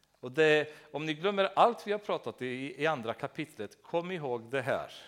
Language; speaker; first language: Swedish; non-native, fluent; Romanian